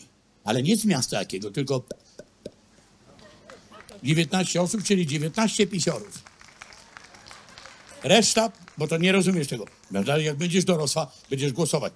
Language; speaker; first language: Polish; native; Polish